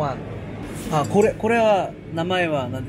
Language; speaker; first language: Japanese; non-native, learner; Korean